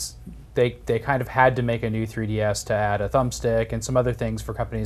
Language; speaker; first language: English; native; English